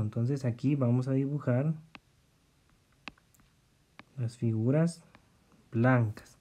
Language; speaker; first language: Spanish; native; Spanish